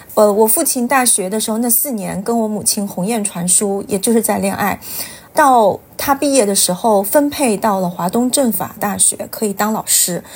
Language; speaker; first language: Chinese; native; Chinese